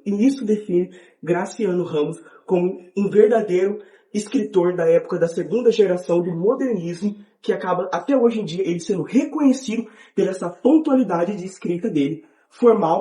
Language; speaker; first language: Portuguese; native; Portuguese